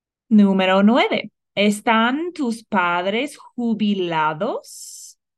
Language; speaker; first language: Spanish; non-native, fluent; English